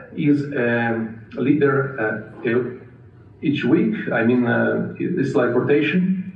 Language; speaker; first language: English; non-native, fluent; Ukrainian